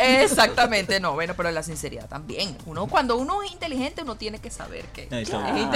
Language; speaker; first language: Spanish; native; Spanish